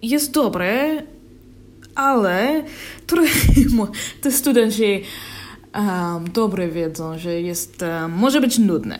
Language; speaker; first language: Polish; non-native, learner; English